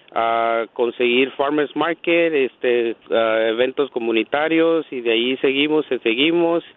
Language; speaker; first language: Spanish; native; Spanish